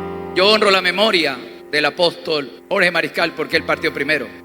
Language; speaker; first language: Spanish; native; Spanish